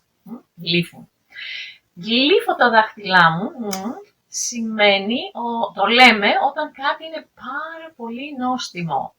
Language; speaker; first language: Greek; native; Greek